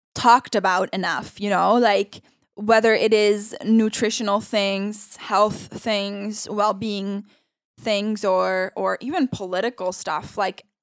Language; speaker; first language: English; non-native, fluent; Italian